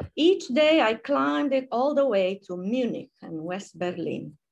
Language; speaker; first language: English; non-native, fluent; Romanian